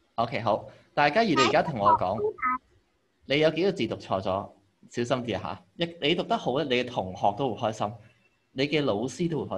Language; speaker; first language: Cantonese; native; Cantonese